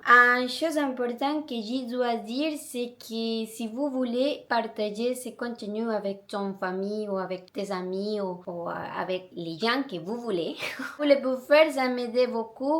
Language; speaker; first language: French; non-native, learner; Spanish